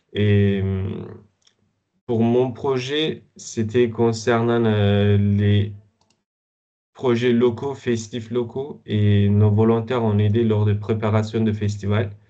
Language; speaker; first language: French; non-native, fluent; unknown